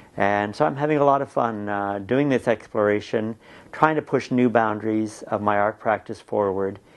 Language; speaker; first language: English; native; English